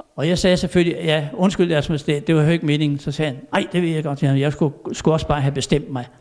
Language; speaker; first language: Danish; native; Danish